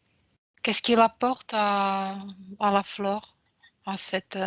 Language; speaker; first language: French; non-native, fluent; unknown